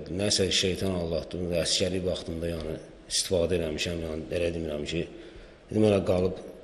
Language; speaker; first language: Azerbaijani; native; Azerbaijani